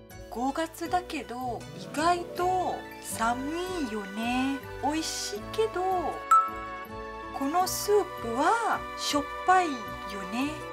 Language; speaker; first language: Japanese; non-native, fluent; Malay